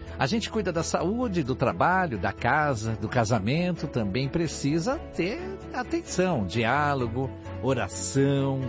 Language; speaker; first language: Portuguese; native; Portuguese